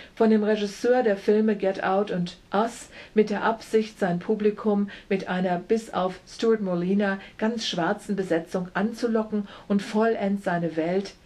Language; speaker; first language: German; native; German